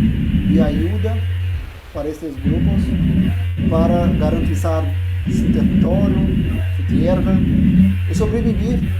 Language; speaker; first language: Spanish; non-native, learner; Portuguese